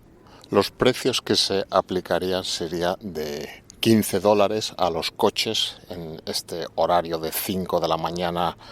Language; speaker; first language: Spanish; native; Spanish